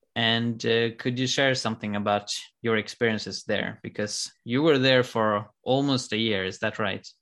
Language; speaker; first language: English; non-native, fluent; Swedish